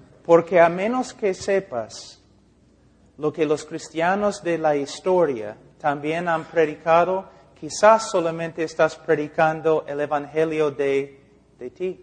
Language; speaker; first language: Spanish; non-native, fluent; English